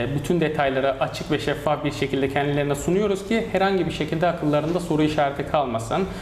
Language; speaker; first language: Turkish; native; Turkish